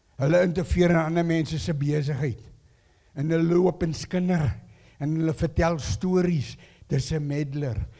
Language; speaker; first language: Afrikaans; non-native, local second language; English